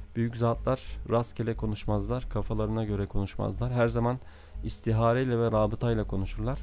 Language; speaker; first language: Turkish; native; Turkish